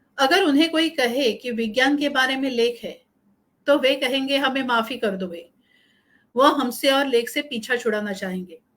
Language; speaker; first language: Hindi; non-native, local second language; Marathi